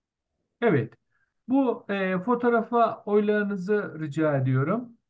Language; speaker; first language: Turkish; native; Turkish